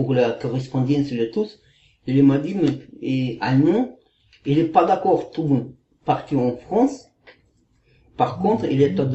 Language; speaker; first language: French; non-native, learner; Kazakh